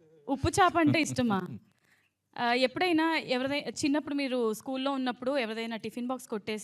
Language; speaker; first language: Telugu; native; Telugu